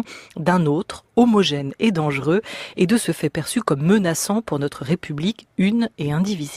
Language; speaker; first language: French; native; French